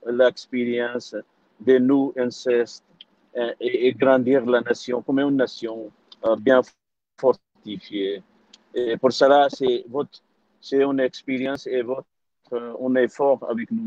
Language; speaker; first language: French; non-native, learner; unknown